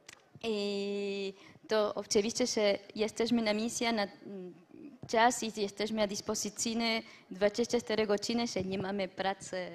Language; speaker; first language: Polish; non-native, learner; French